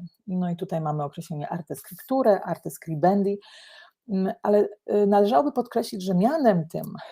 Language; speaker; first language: Polish; native; Polish